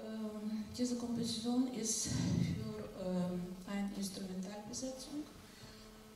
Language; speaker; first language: German; non-native, fluent; Russian